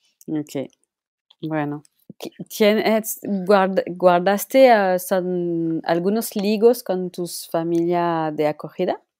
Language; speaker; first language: Spanish; non-native, local second language; French